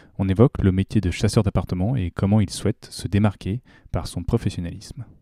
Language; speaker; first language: French; native; French